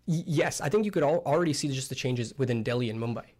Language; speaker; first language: English; native; English